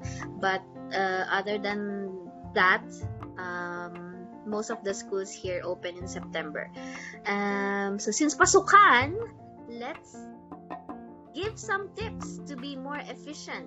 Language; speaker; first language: English; non-native, local second language; Filipino